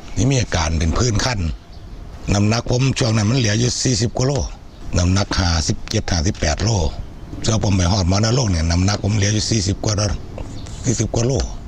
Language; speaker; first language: Thai; native; Thai